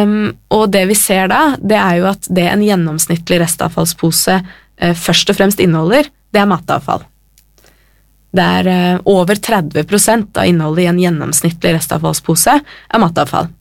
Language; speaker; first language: Norwegian; native; Norwegian